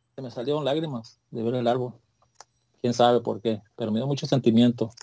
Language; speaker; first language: Spanish; native; Spanish